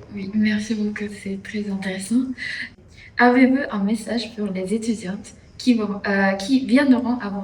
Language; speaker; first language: French; non-native, learner; Japanese